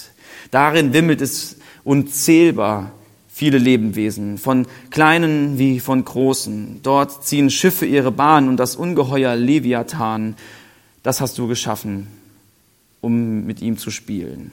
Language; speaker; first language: German; native; German